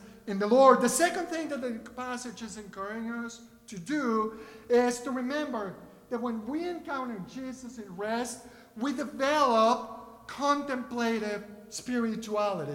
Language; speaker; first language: English; non-native, fluent; Spanish